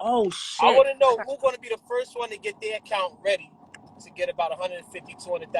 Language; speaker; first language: English; native; English